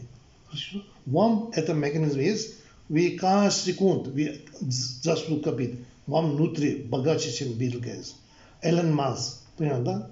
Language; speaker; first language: Russian; non-native, learner; Tibetan